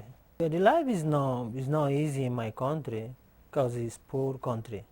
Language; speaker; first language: English; non-native, learner; Portuguese